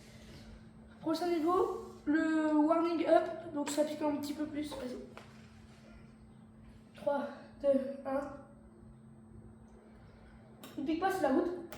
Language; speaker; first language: French; native; French